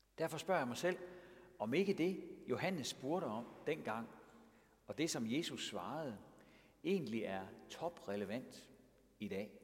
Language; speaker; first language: Danish; native; Danish